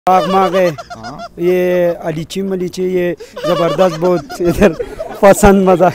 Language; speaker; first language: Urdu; non-native, local second language; Pashto